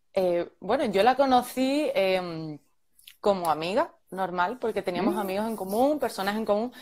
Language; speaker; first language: Spanish; native; Spanish